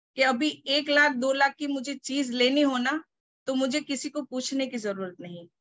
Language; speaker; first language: Hindi; non-native, local second language; Gujarati